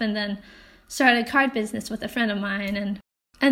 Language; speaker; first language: English; non-native, local second language; Cantonese